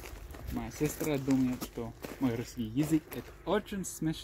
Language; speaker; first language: Russian; non-native, learner; English